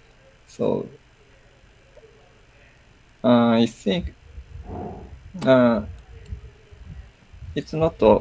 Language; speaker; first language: English; non-native, learner; Japanese